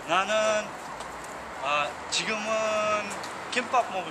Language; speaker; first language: Korean; non-native, learner; Persian